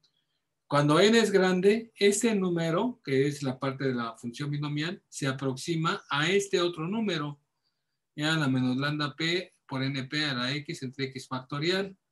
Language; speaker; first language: Spanish; native; Spanish